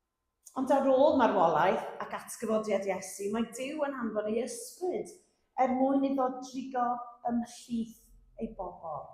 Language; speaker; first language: Welsh; native; Welsh